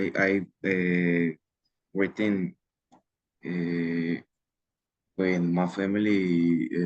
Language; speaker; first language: English; non-native, learner; Spanish